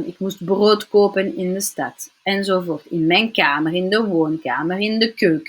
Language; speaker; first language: Dutch; non-native, local second language; French